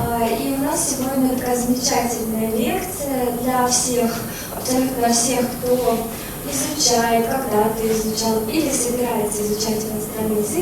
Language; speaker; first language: Russian; native; Russian